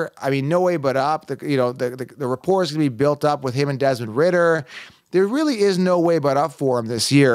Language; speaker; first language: English; native; English